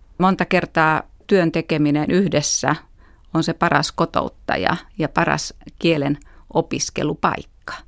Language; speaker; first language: Finnish; native; Finnish